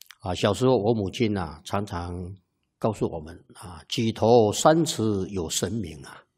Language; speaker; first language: Chinese; non-native, local second language; Min Nan Chinese